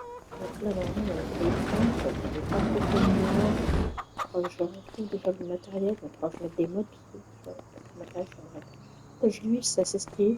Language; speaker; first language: French; native; French